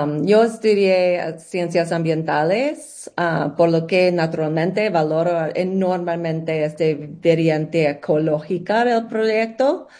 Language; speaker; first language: Spanish; non-native, learner; English